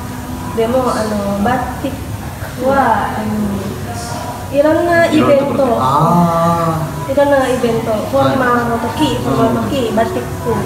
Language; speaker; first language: Japanese; non-native, learner; Indonesian